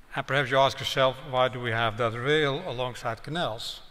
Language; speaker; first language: English; non-native, fluent; Dutch